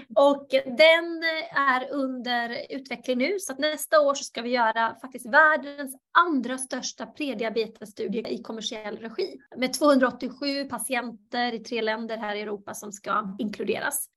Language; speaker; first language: Swedish; early bilingual, other home language; Bosnian